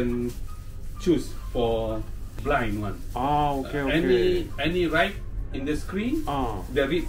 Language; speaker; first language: English; non-native, local second language; Malay